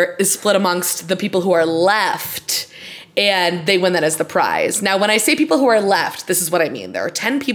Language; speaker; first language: English; native; English